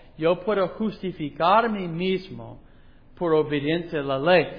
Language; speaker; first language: Spanish; non-native, fluent; English